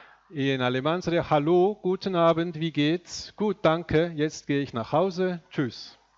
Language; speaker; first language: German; native; German